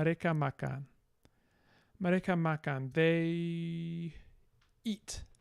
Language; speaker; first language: Indonesian; non-native, learner; English